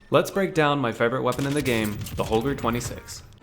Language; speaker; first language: English; native; English